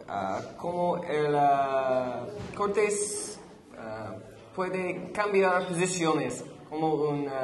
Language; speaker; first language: Spanish; non-native, learner; English